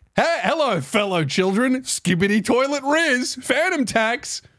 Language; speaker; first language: English; native; English